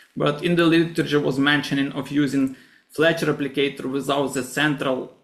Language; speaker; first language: English; non-native, fluent; Ukrainian